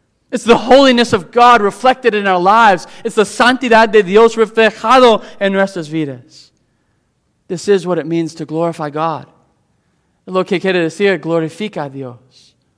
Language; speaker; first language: English; native; English